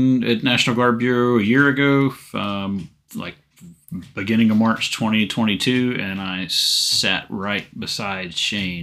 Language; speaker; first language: English; native; English